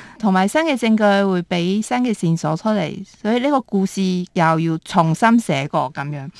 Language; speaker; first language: Cantonese; early bilingual, heritage; Cantonese